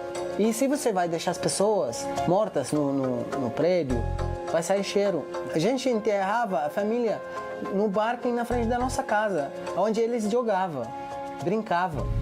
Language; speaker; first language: Portuguese; early bilingual, other home language; Arabic